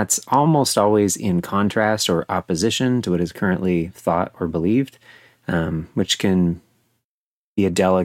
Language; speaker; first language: English; native; English